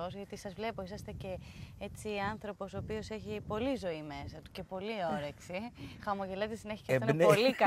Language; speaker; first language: Greek; native; Greek